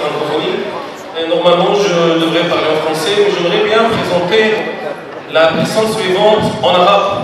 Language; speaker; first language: French; non-native, learner; Arabic